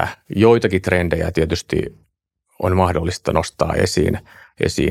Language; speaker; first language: Finnish; native; Finnish